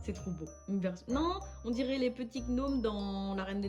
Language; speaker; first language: French; native; French